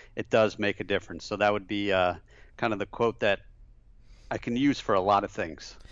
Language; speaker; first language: English; native; English